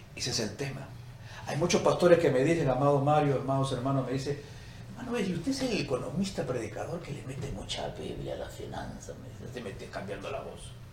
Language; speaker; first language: Spanish; native; Spanish